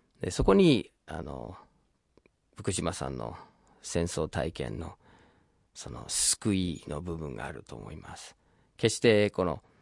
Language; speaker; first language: Japanese; non-native, fluent; English